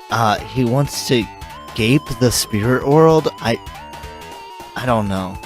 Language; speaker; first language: English; native; English